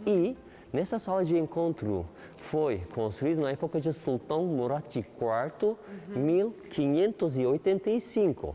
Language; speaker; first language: Portuguese; non-native, learner; Turkish